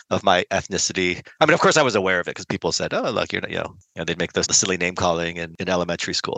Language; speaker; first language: English; native; English